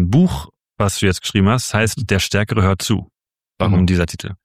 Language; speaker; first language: German; native; German